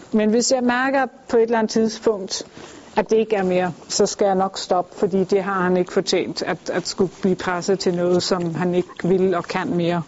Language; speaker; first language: Danish; early bilingual, heritage; Danish